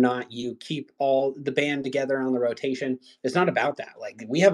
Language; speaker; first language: English; native; English